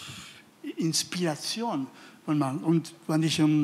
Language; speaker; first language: German; non-native, fluent; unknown